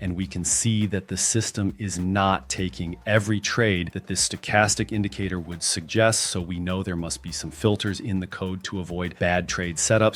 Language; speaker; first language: English; native; English